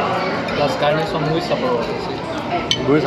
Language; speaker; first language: Spanish; non-native, learner; Portuguese